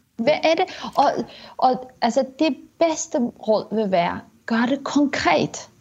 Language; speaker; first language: Danish; early bilingual, other home language; Kurdish